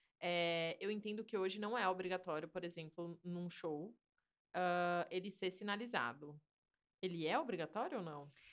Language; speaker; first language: Portuguese; native; Portuguese